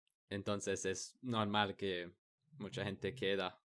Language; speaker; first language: Spanish; non-native, learner; English